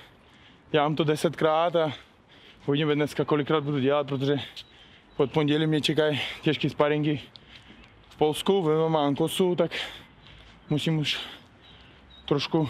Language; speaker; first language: Czech; non-native, fluent; Uzbek